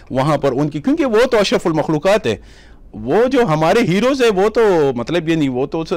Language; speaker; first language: Urdu; native; Urdu